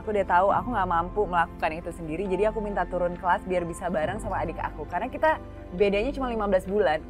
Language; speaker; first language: Indonesian; early bilingual, heritage; Indonesian